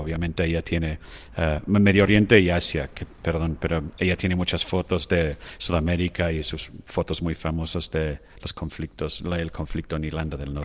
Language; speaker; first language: Spanish; non-native, fluent; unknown